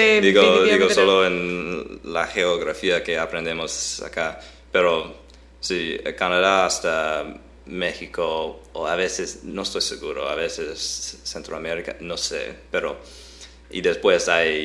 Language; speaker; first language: Spanish; non-native, fluent; English